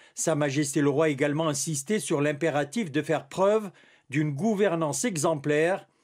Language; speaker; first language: French; non-native, local second language; Arabic